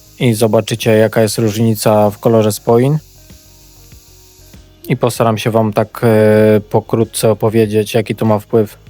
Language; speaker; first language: Polish; native; Polish